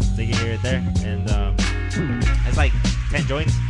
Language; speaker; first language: English; native; English